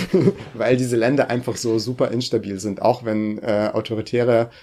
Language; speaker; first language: German; early bilingual, other home language; Russian